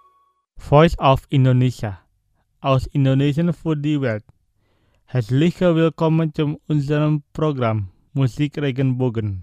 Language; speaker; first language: German; non-native, fluent; Indonesian